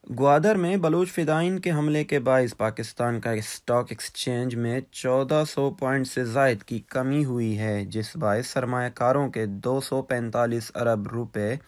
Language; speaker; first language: Urdu; non-native, local second language; Baluchi